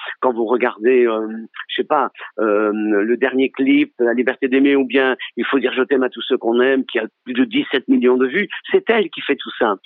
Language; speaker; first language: French; early bilingual, other home language; Italian